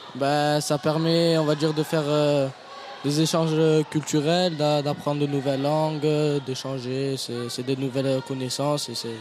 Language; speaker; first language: French; native; French